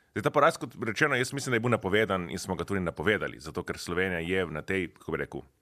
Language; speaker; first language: Slovenian; native; Slovenian